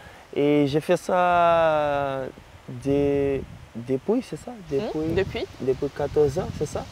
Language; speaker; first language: French; non-native, learner; Portuguese